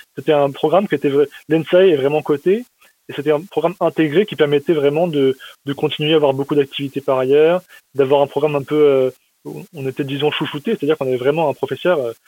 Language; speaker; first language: French; native; French